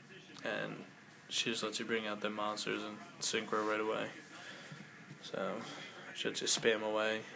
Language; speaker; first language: English; native; English